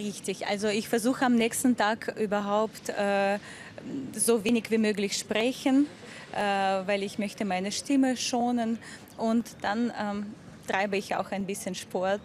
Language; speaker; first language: German; non-native, fluent; Russian